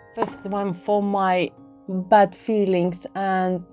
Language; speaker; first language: English; non-native, fluent; Arabic